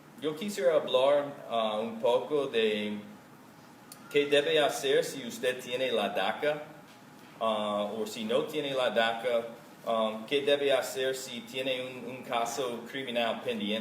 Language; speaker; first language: Spanish; non-native, fluent; English